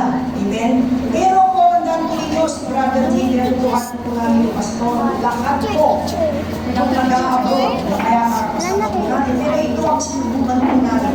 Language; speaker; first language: Filipino; native; Filipino